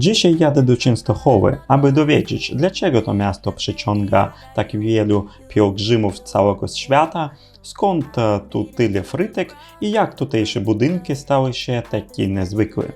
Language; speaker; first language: Polish; non-native, learner; Ukrainian